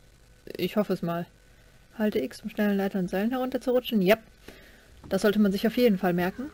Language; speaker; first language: German; native; German